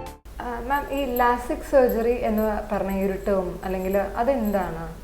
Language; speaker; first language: Malayalam; native; Malayalam